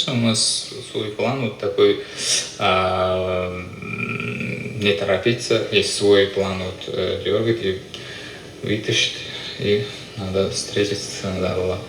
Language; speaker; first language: Russian; non-native, local second language; Uzbek